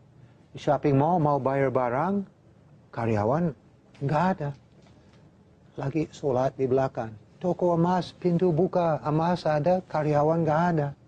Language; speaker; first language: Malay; non-native, fluent; English